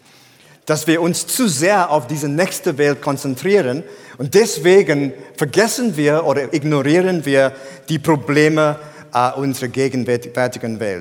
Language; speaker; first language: German; non-native, fluent; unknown